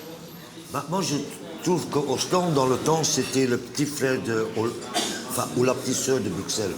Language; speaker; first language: French; non-native, local second language; Dutch